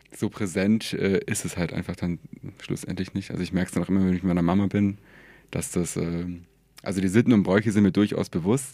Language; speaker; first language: German; early bilingual, other home language; Persian